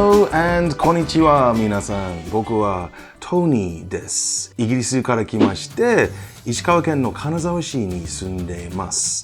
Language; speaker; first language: Japanese; non-native, fluent; English